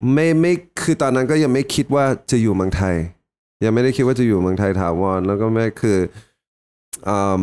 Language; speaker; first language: Thai; early bilingual, heritage; Thai